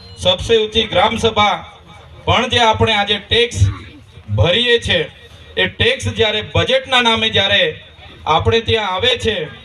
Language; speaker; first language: Gujarati; non-native, local second language; Vasavi